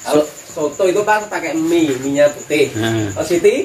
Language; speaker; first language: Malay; non-native, local second language; Javanese